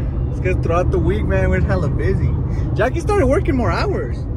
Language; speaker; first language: English; early bilingual, other home language; Spanish